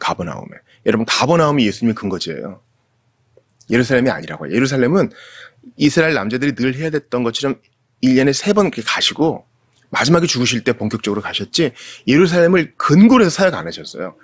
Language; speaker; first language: Korean; native; Korean